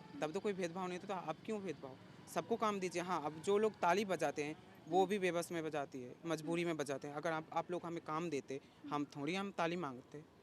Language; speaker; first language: Hindi; native; Hindi